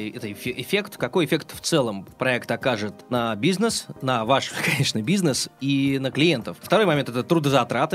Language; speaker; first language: Russian; native; Russian